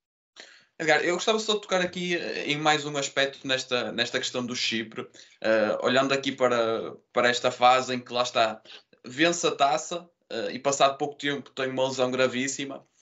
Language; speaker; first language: Portuguese; native; Portuguese